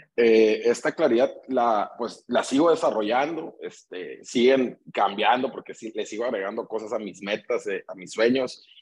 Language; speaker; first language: Spanish; native; Spanish